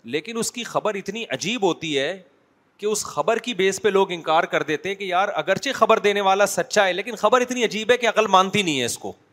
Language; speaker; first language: Urdu; native; Urdu